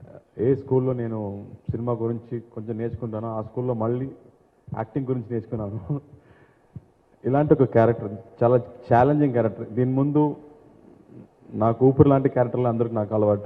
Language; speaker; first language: Telugu; non-native, local second language; Tamil